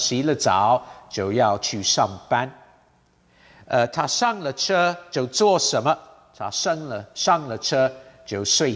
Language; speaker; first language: Chinese; non-native, fluent; English